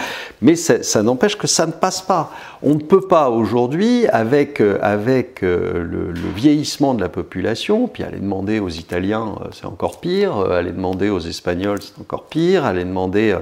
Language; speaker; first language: French; native; French